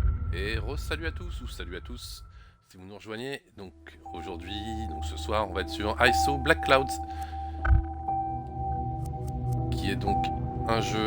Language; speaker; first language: French; native; French